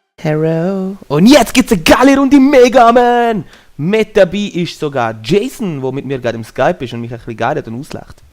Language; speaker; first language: German; native; German